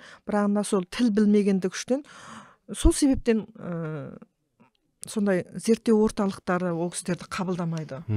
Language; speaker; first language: Kazakh; early bilingual, heritage; Kazakh